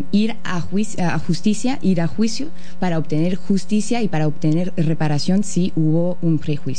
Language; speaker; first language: Spanish; non-native, fluent; French